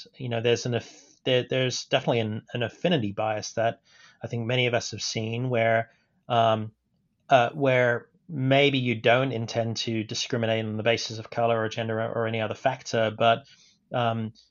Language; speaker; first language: English; native; English